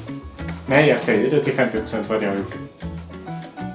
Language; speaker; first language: Swedish; native; Swedish